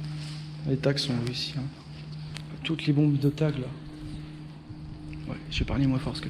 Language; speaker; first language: French; native; French